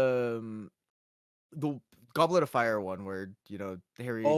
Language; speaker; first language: English; native; English